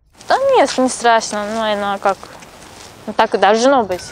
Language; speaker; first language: Russian; non-native, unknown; Japanese